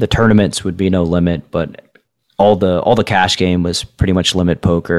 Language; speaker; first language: English; native; English